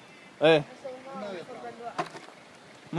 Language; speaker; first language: Arabic; native; Arabic